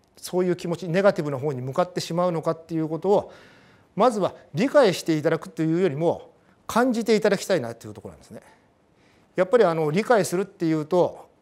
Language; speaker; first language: Japanese; native; Japanese